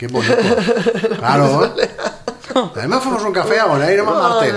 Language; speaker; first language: Catalan; native; Catalan